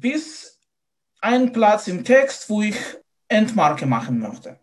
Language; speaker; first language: German; non-native, fluent; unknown